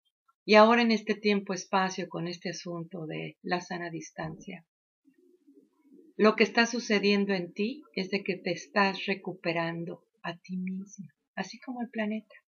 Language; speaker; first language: Spanish; native; Spanish